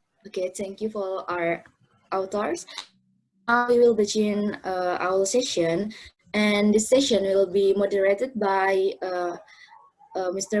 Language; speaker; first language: English; non-native, fluent; Indonesian